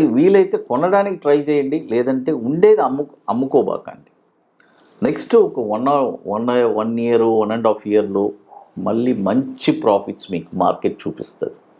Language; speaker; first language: Telugu; native; Telugu